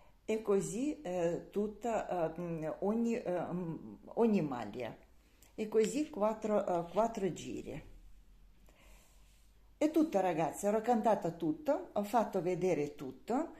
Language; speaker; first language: Italian; non-native, learner; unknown